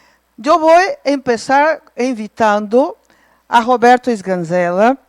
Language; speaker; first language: Spanish; non-native, local second language; Portuguese